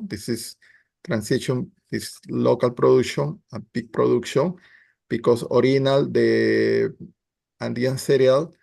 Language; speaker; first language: English; non-native, learner; Spanish